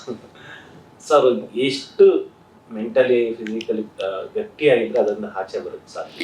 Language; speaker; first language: Kannada; native; Kannada